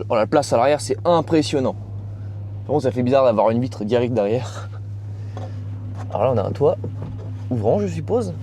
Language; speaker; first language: French; native; French